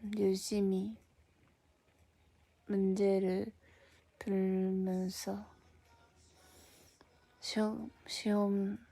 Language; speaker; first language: Korean; non-native, fluent; Japanese